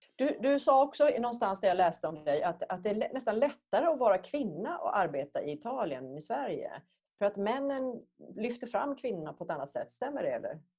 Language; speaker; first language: Swedish; native; Swedish